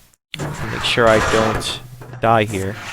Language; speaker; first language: English; native; English